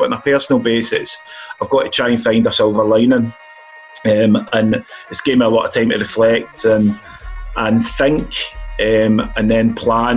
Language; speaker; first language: English; native; English